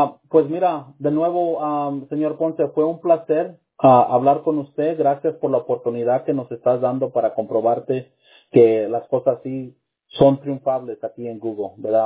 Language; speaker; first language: Spanish; early bilingual, heritage; Spanish